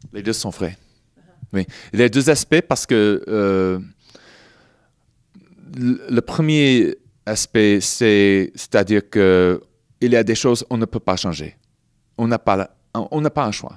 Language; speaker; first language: French; non-native, fluent; English